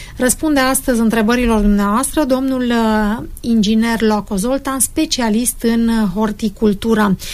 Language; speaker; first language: Romanian; native; Romanian